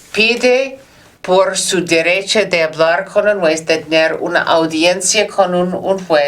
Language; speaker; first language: Spanish; non-native, learner; English